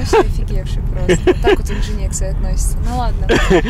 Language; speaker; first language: Russian; native; Russian